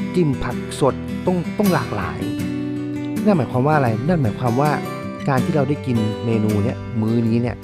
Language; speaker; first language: Thai; native; Thai